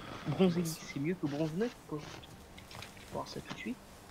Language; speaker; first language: French; native; French